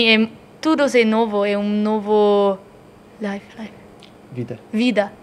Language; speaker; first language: Portuguese; non-native, learner; German